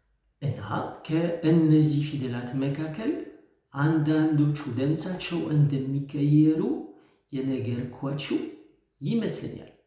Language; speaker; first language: Amharic; non-native, fluent; French